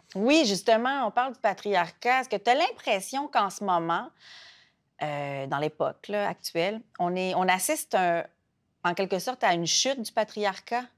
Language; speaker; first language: French; native; French